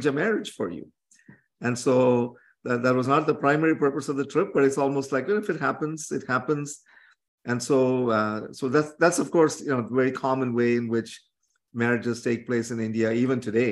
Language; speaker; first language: English; non-native, local second language; Tamil